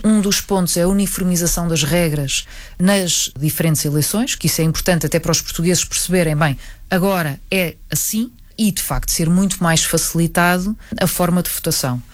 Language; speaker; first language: Portuguese; early bilingual, other home language; French